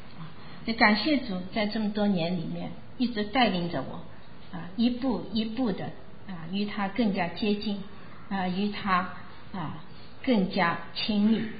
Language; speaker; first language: Chinese; native; Chinese